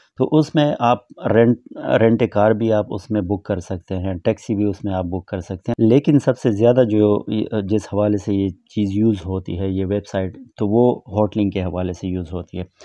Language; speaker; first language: Urdu; non-native, local second language; Pashto